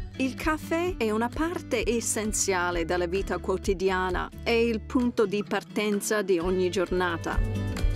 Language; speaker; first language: Italian; non-native, fluent; English